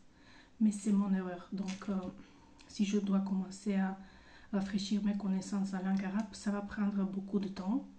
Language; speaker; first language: French; non-native, fluent; Bulgarian